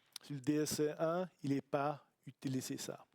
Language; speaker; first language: French; non-native, learner; Italian